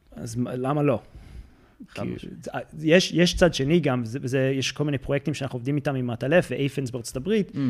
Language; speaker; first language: Hebrew; early bilingual, heritage; Hebrew